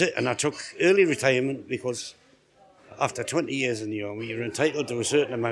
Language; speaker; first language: English; native; English